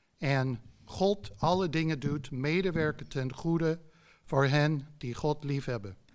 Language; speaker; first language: Dutch; non-native, fluent; English